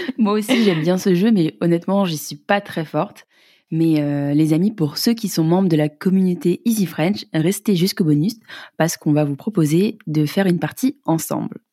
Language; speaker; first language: French; native; French